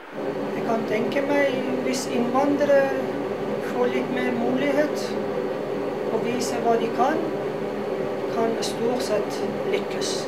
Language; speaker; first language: Norwegian; non-native, fluent; Persian